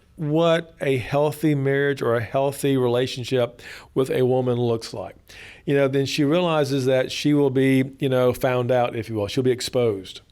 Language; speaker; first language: English; native; English